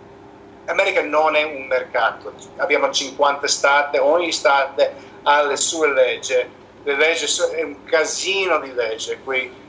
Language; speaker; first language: Italian; non-native, learner; English